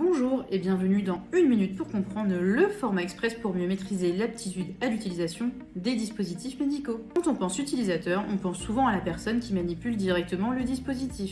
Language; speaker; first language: French; native; French